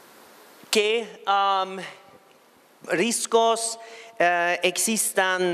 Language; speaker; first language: Spanish; non-native, fluent; German